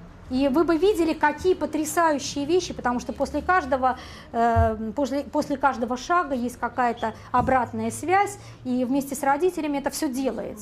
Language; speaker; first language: Russian; native; Russian